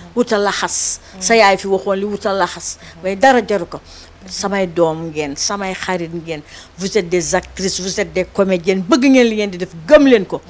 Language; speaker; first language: Wolof; non-native, local second language; Fula